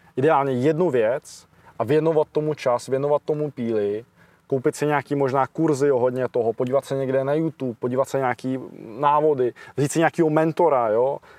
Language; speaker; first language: Czech; early bilingual, other home language; Russian